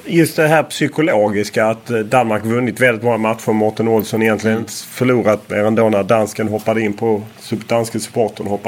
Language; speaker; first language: Swedish; native; Swedish